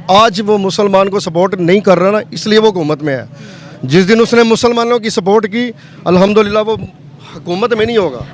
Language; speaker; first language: Urdu; non-native, local second language; Punjabi